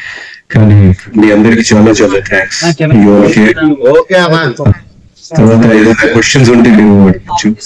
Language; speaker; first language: Telugu; non-native, fluent; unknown